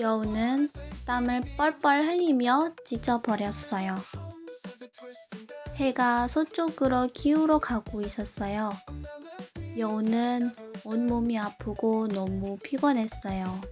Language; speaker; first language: Korean; non-native, learner; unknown